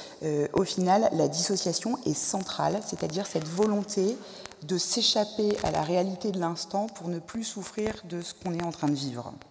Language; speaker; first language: French; native; French